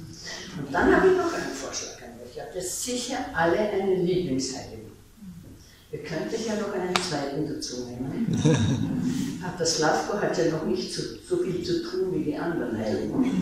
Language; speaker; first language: German; native; German